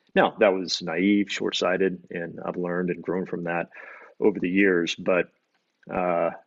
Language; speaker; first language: English; native; English